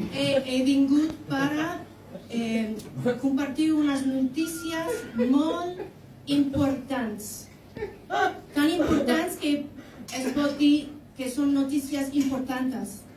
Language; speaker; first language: Catalan; non-native, fluent; English